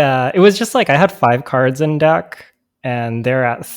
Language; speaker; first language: English; native; English